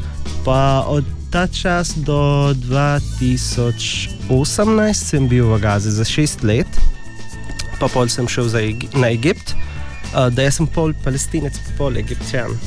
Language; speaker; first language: Slovenian; non-native, learner; Arabic